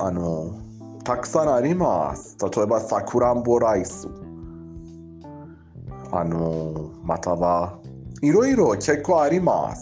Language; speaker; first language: Japanese; non-native, learner; Persian